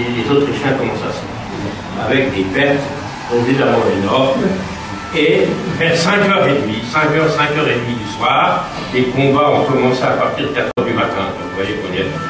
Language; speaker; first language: French; native; French